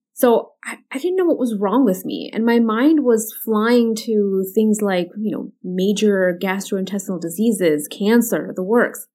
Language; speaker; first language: English; early bilingual, other home language; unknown